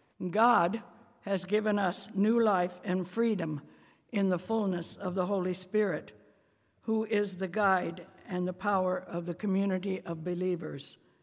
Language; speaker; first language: English; native; English